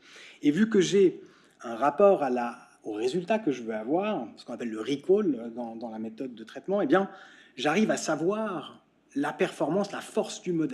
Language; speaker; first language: French; native; French